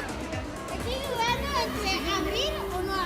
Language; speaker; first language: Spanish; early bilingual, other home language; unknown